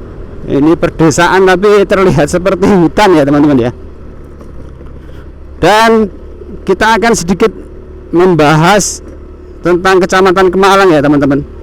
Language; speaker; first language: Indonesian; non-native, local second language; Javanese